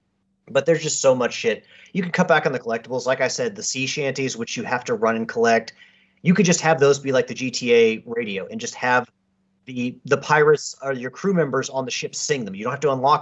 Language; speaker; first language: English; native; English